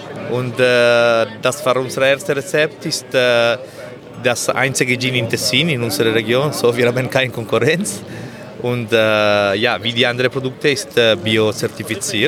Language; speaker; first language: German; non-native, learner; Italian